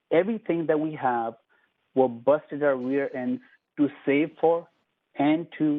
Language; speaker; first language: English; non-native, local second language; Punjabi